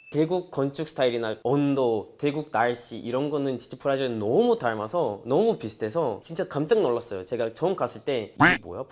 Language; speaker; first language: Korean; non-native, fluent; Portuguese